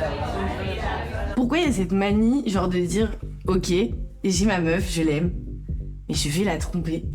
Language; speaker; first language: French; native; French